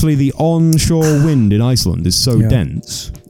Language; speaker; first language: English; native; English